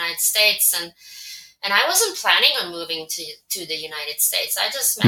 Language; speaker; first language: English; non-native, fluent; Swedish